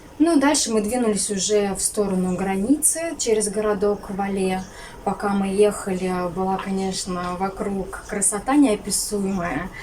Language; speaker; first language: Russian; native; Russian